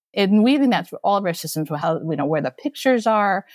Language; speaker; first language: English; early bilingual, other home language; Japanese